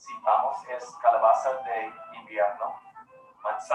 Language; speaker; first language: Spanish; non-native, learner; English